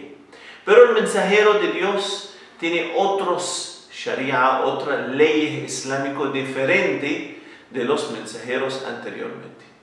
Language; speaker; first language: Spanish; non-native, learner; Arabic